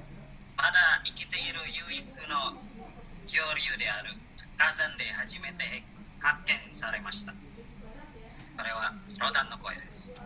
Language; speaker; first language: Japanese; non-native, learner; Indonesian